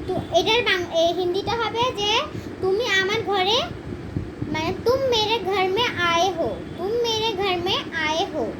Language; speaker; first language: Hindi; non-native, learner; Bangla